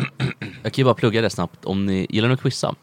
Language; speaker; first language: Swedish; native; Swedish